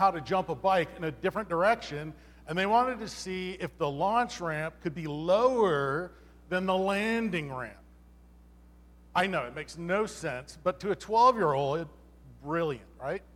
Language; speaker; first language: English; native; English